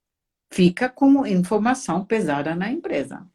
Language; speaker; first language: Portuguese; non-native, fluent; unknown